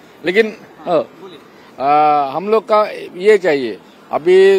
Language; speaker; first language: Hindi; non-native, learner; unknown